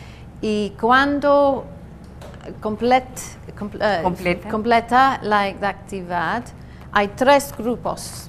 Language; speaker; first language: Spanish; non-native, learner; English